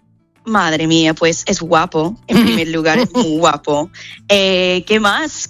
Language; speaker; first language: Spanish; non-native, fluent; English